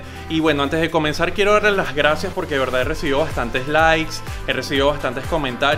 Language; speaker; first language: Spanish; native; Spanish